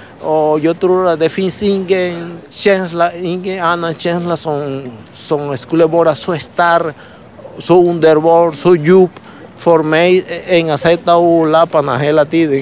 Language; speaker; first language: Swedish; early bilingual, other home language; Spanish